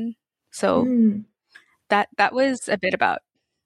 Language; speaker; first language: English; native; English